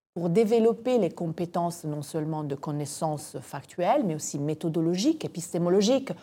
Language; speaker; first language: French; non-native, fluent; Italian